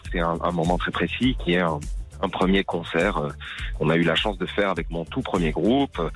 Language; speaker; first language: French; native; French